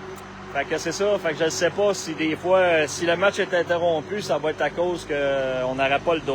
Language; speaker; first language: French; native; French